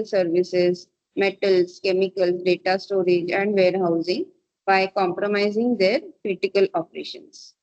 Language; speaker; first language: English; non-native, local second language; Marathi